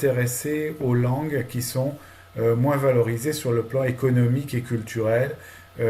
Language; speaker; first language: French; native; French